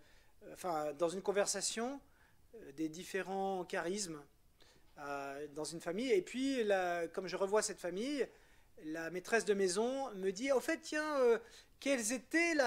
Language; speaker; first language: French; native; French